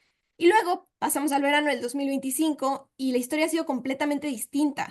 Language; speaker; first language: Spanish; native; Spanish